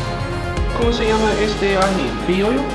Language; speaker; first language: Spanish; non-native, learner; English